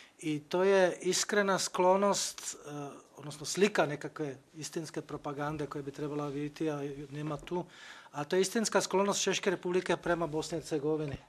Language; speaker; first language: Bosnian; non-native, fluent; Czech